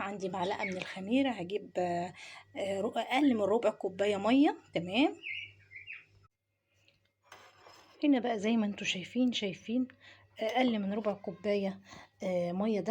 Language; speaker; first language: Arabic; native; Arabic